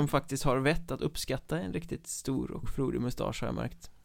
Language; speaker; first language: Swedish; native; Swedish